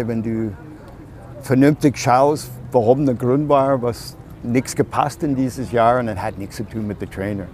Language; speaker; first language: German; non-native, fluent; English